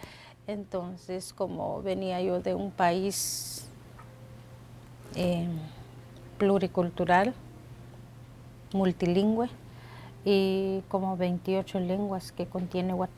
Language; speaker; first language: Spanish; non-native, local second language; Kʼicheʼ